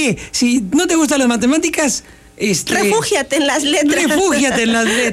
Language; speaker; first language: Spanish; native; Spanish